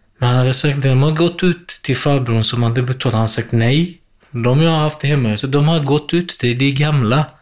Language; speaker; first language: Swedish; non-native, fluent; Kurdish